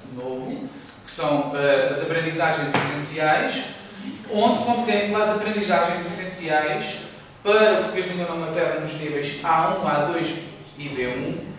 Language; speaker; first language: Portuguese; native; Portuguese